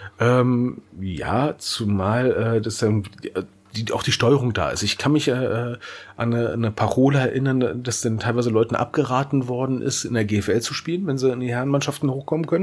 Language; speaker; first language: German; native; German